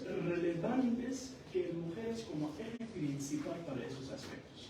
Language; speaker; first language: Spanish; non-native, fluent; Persian